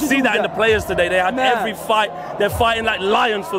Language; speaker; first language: English; native; English